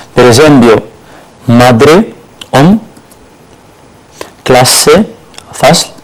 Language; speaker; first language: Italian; non-native, fluent; Arabic